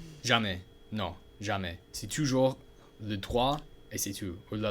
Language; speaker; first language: French; non-native, learner; English